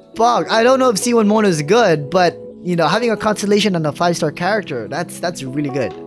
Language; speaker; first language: English; non-native, local second language; Filipino